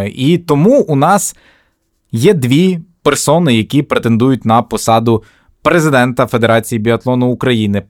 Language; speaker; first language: Ukrainian; native; Ukrainian